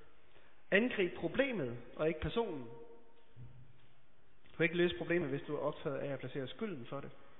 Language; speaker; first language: Danish; native; Danish